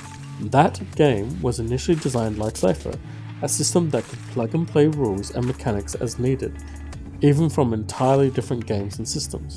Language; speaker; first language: English; native; English